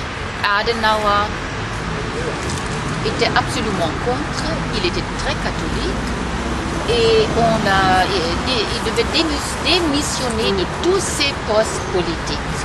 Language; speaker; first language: French; non-native, fluent; German